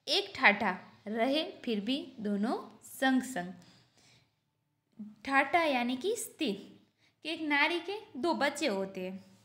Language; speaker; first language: Hindi; non-native, local second language; Gujarati